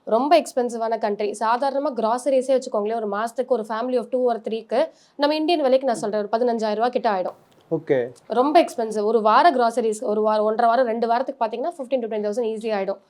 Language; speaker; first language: Tamil; native; Tamil